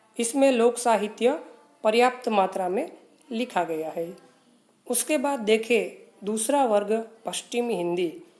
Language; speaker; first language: Hindi; non-native, local second language; Gujarati